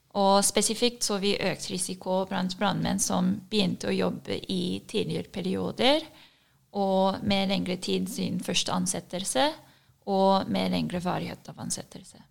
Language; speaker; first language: Norwegian; non-native, fluent; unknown